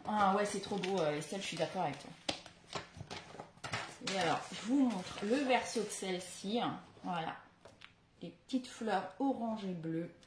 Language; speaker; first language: French; native; French